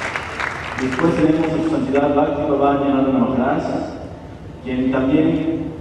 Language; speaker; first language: Spanish; native; Spanish